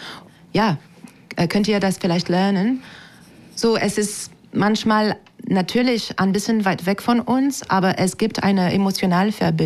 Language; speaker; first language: German; non-native, fluent; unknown